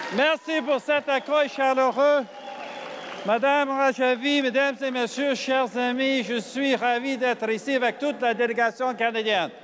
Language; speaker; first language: French; non-native, fluent; English